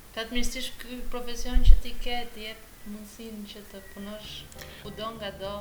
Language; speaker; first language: Albanian; native; Albanian